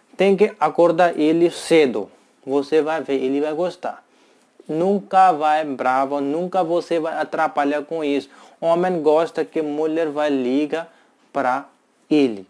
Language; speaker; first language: Portuguese; non-native, learner; Hindi